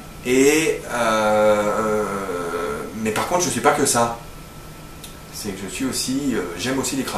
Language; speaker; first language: French; native; French